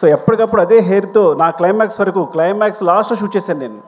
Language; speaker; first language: Telugu; native; Telugu